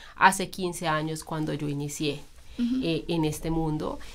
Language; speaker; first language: Spanish; native; Spanish